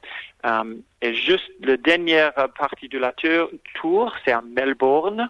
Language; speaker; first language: French; non-native, fluent; English